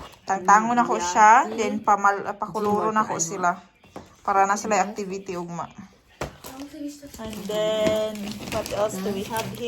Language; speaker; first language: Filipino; non-native, local second language; Cebuano